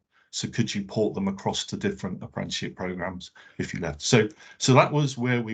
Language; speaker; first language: English; native; English